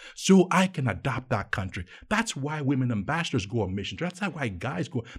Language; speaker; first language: English; non-native, local second language; Yoruba